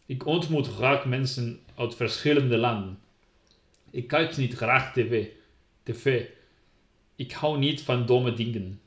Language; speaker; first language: Dutch; non-native, learner; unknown